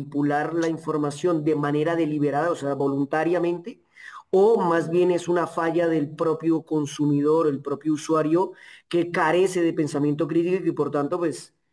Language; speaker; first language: Spanish; native; Spanish